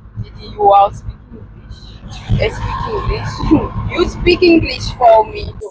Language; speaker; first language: English; non-native, learner; French